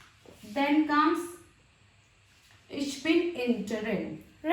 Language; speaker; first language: German; non-native, fluent; Hindi